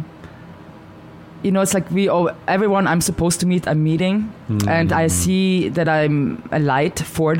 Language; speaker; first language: English; non-native, fluent; German